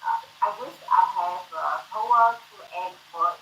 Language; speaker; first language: English; non-native, learner; Thai